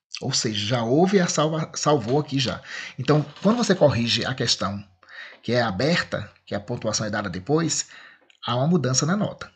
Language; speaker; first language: Portuguese; native; Portuguese